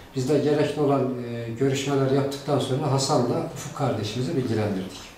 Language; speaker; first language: Turkish; native; Turkish